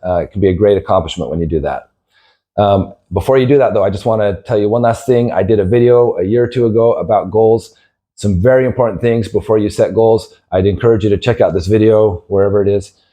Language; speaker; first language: English; native; English